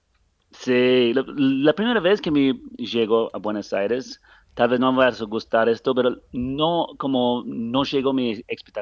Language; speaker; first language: Spanish; non-native, learner; English